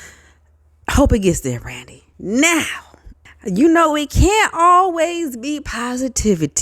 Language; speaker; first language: English; native; English